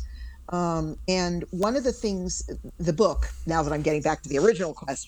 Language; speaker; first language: English; native; English